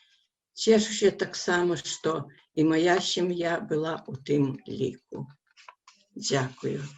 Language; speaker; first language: Belarusian; early bilingual, heritage; Belarusian